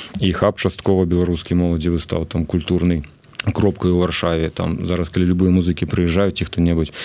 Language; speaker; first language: Belarusian; non-native, local second language; Russian